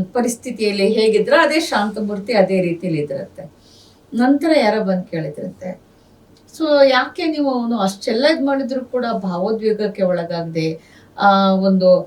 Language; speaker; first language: Kannada; non-native, local second language; Urdu